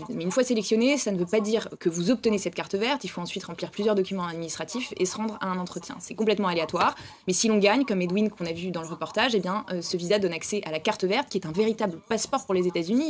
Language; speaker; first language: French; native; French